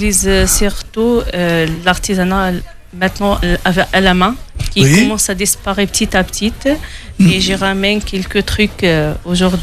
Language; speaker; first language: French; non-native, local second language; Arabic